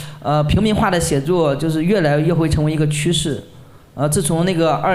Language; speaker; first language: Chinese; native; Chinese